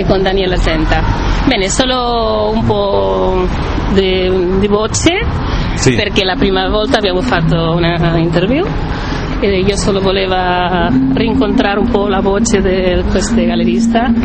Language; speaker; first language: Italian; non-native, learner; Spanish